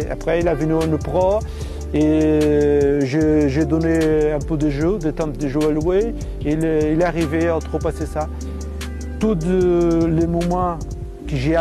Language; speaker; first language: French; non-native, learner; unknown